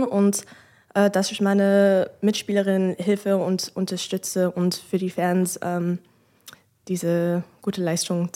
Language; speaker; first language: German; non-native, fluent; English